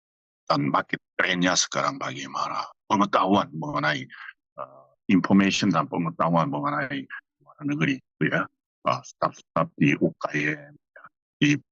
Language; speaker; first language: Indonesian; non-native, fluent; Korean